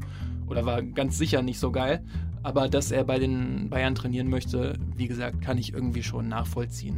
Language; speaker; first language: German; native; German